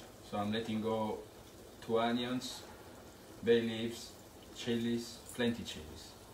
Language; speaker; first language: English; non-native, fluent; Italian